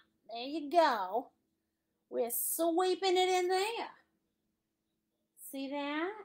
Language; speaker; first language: English; native; English